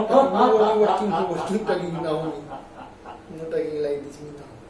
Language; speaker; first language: English; non-native, learner; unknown